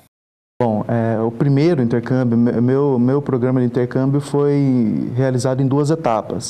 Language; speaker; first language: Portuguese; native; Portuguese